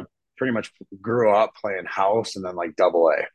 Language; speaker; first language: English; native; English